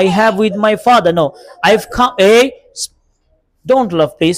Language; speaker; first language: English; non-native, local second language; Bangla